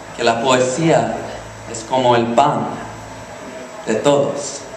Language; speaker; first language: Spanish; non-native, learner; English